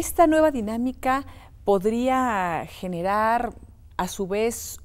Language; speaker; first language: Spanish; native; Spanish